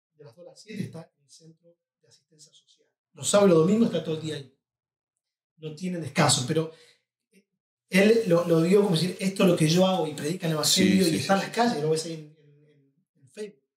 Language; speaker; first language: Spanish; native; Spanish